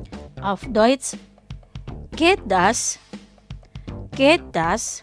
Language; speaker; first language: German; non-native, fluent; Indonesian